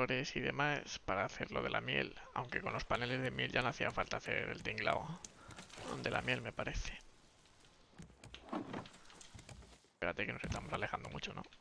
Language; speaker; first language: Spanish; native; Spanish